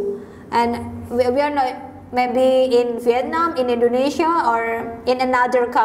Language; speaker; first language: English; non-native, learner; Indonesian